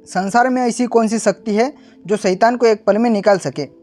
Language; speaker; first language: Hindi; non-native, local second language; Marathi